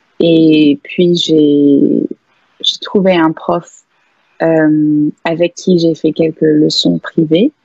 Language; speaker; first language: French; non-native, fluent; English